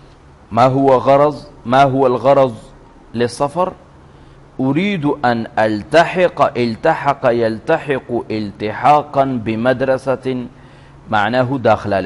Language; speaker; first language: Arabic; non-native, fluent; Urdu